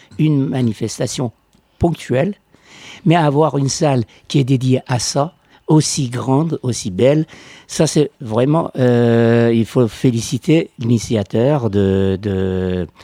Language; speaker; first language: French; non-native, fluent; Persian